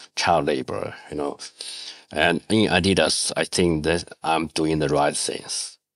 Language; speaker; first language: English; non-native, learner; Chinese